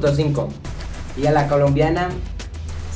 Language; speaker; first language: Spanish; native; Spanish